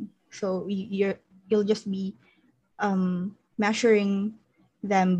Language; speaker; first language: English; non-native, local second language; Filipino